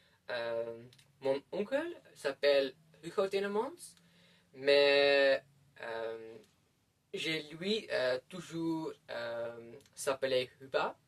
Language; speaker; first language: French; non-native, learner; Dutch